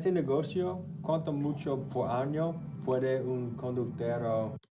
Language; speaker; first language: Spanish; non-native, learner; English